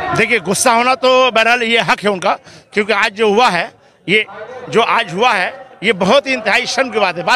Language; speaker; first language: Hindi; native; Hindi